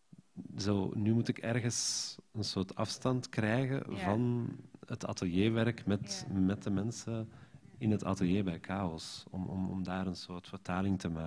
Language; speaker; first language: Dutch; native; Dutch